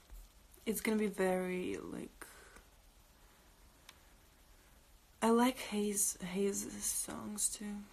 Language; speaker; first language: English; non-native, fluent; Russian